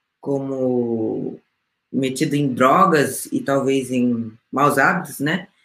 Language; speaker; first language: Portuguese; non-native, fluent; Spanish